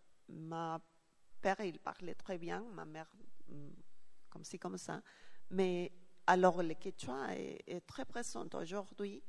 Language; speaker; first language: French; non-native, learner; Spanish